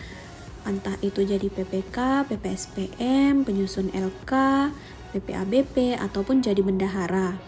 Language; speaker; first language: Indonesian; native; Indonesian